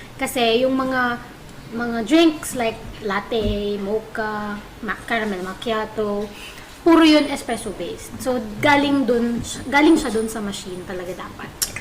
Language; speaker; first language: Filipino; non-native, local second language; Bikol